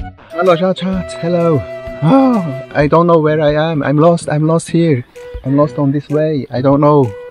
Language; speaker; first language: English; non-native, learner; German